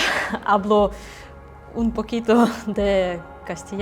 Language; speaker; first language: Spanish; non-native, learner; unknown